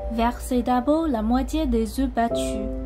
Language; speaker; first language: French; non-native, fluent; Chinese